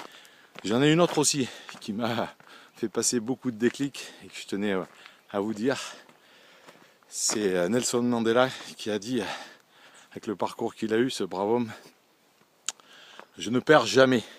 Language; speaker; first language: French; native; French